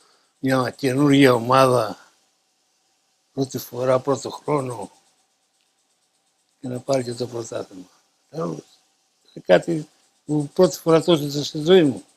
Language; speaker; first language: Greek; early bilingual, heritage; Greek